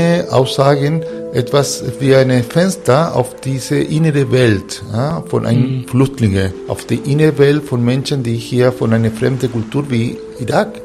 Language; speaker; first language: German; non-native, learner; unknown